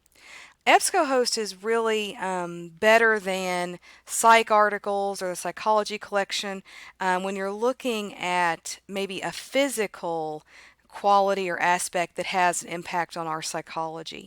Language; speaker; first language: English; native; English